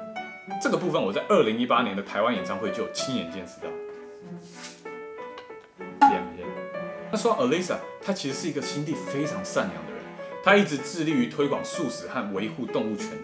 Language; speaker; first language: Chinese; native; Chinese